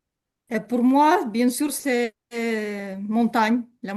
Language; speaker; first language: French; non-native, learner; Ukrainian